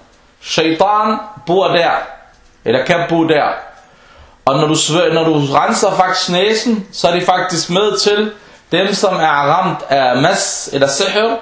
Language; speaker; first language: Danish; non-native, fluent; Arabic